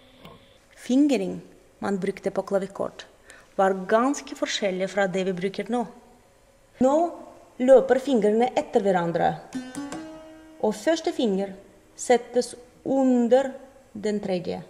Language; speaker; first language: Norwegian; non-native, fluent; Russian